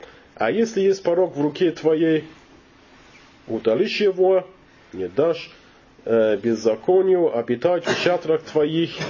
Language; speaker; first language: Russian; non-native, learner; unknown